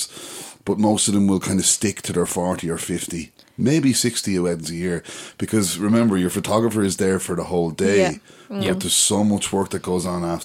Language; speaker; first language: English; native; English